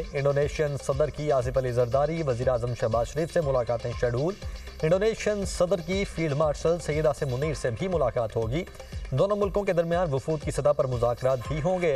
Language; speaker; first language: Urdu; native; Urdu